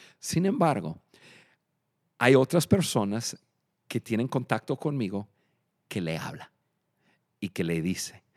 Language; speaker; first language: Spanish; non-native, fluent; English